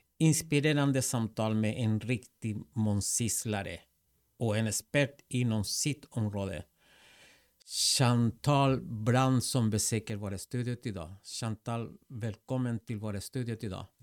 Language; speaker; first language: Swedish; non-native, fluent; Spanish